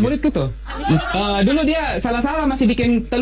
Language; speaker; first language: Indonesian; non-native, fluent; German